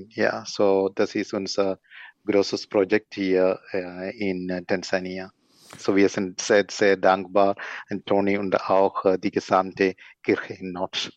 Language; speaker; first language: German; non-native, learner; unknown